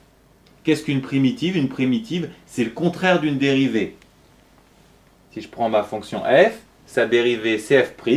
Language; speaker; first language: French; native; French